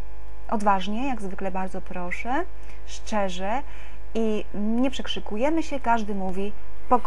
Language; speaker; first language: Polish; native; Polish